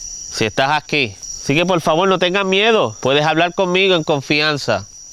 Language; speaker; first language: Spanish; early bilingual, heritage; Spanish